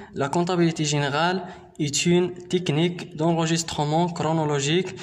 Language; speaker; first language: French; non-native, local second language; Arabic